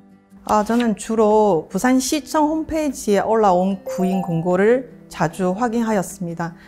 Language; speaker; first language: Korean; non-native, fluent; Chinese